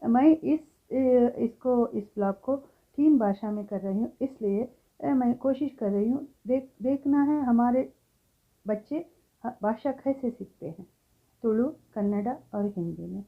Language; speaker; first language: Hindi; non-native, local second language; Tulu